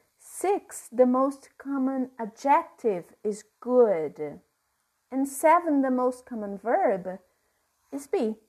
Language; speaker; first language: English; non-native, fluent; Portuguese